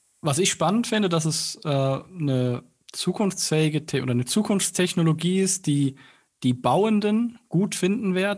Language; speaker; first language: German; native; German